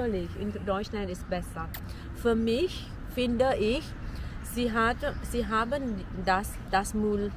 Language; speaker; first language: German; non-native, learner; Thai